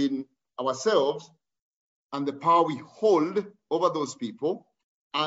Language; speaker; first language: English; non-native, local second language; Kikuyu